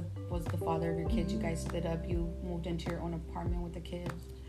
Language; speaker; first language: English; early bilingual, other home language; Spanish